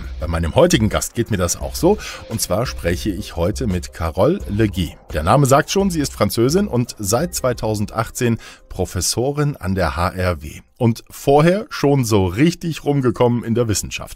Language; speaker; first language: German; native; German